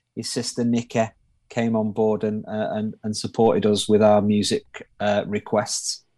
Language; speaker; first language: English; native; English